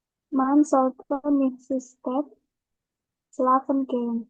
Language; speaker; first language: German; non-native, learner; Indonesian